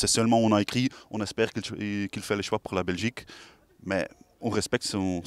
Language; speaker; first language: French; non-native, local second language; Dutch